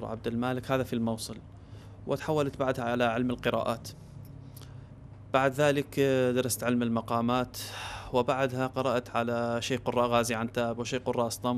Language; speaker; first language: Arabic; native; Arabic